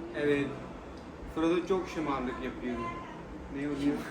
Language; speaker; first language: Turkish; non-native, learner; Urdu